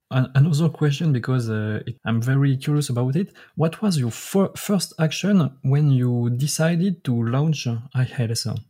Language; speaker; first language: English; non-native, learner; French